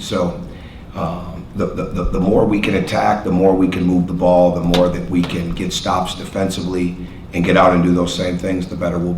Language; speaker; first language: English; native; English